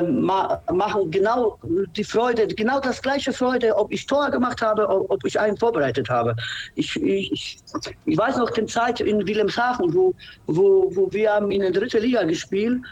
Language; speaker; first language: German; non-native, fluent; Polish